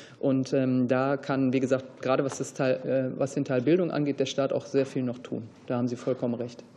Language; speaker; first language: German; native; German